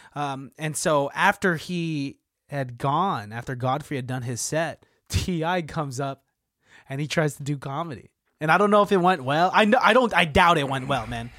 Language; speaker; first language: English; native; English